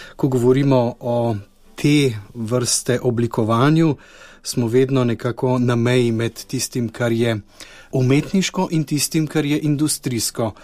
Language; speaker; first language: Slovenian; native; Slovenian